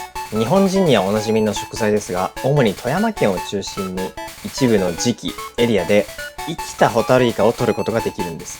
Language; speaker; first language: Japanese; native; Japanese